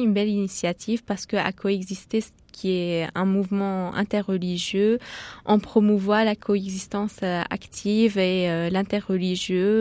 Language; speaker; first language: French; non-native, fluent; Arabic